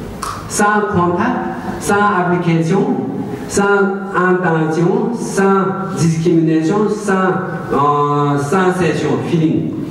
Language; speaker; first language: French; non-native, learner; Tibetan